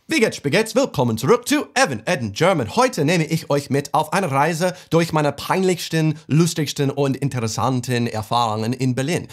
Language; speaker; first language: German; non-native, fluent; English